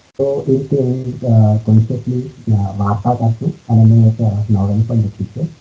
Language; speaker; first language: Gujarati; non-native, local second language; Sindhi